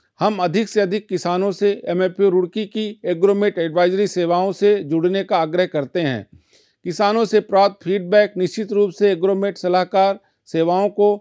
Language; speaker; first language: Hindi; native; Hindi